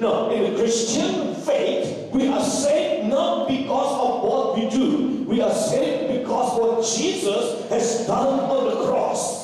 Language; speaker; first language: English; non-native, fluent; Indonesian